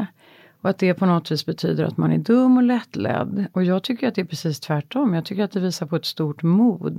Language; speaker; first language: Swedish; native; Swedish